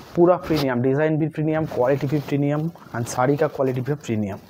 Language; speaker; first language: Hindi; non-native, local second language; Bangla